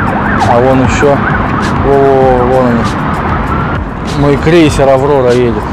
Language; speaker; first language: Russian; native; Russian